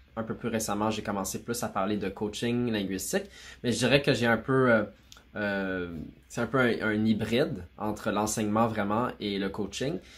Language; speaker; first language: French; native; French